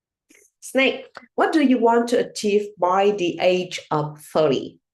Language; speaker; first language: English; non-native, learner; Vietnamese